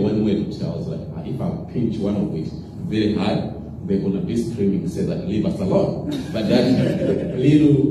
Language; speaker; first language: English; non-native, local second language; Nyanja